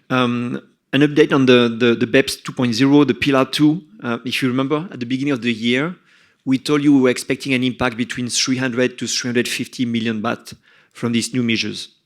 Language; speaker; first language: English; non-native, fluent; French